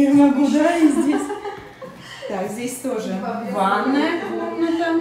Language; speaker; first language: Russian; native; Russian